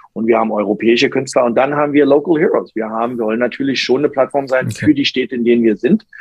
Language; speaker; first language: German; non-native, local second language; English